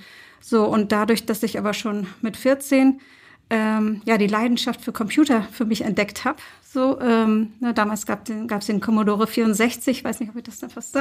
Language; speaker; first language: German; early bilingual, other home language; Turkish